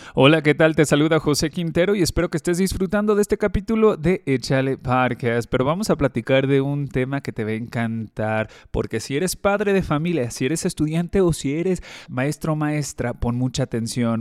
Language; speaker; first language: Spanish; early bilingual, heritage; Spanish